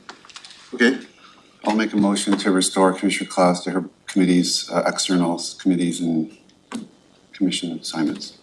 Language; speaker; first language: English; native; English